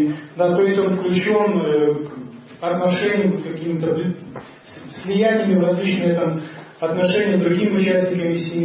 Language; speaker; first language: Russian; native; Russian